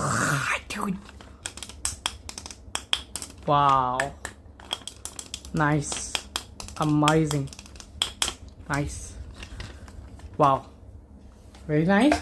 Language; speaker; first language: English; non-native, learner; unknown